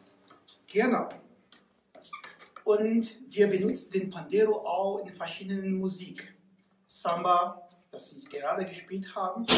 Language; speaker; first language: German; non-native, learner; Portuguese